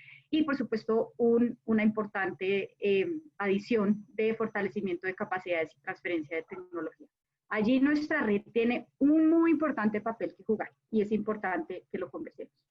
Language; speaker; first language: Spanish; native; Spanish